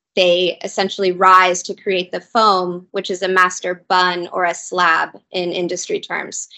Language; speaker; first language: English; native; English